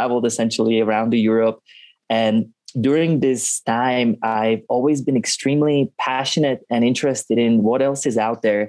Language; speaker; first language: English; non-native, fluent; Czech